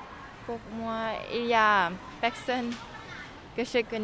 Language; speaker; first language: French; non-native, learner; Lao